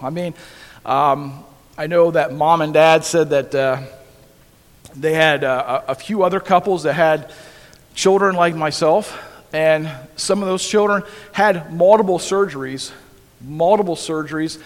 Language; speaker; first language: English; native; English